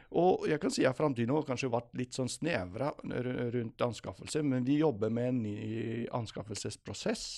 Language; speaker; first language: Norwegian; non-native, fluent; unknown